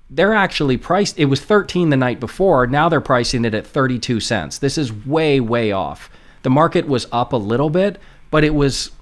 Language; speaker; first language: English; native; English